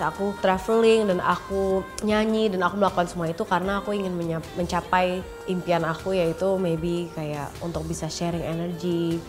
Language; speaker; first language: Indonesian; early bilingual, heritage; Indonesian